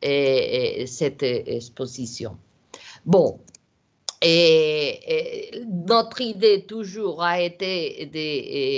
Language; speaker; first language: French; non-native, learner; Portuguese